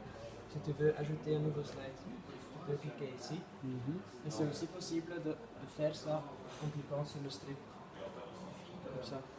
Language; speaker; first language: French; non-native, fluent; Dutch